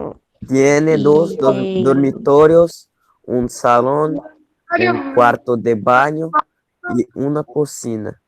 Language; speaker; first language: Spanish; non-native, learner; Portuguese